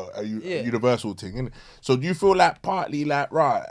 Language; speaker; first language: English; native; English